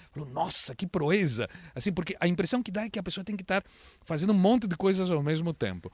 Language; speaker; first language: Portuguese; native; Portuguese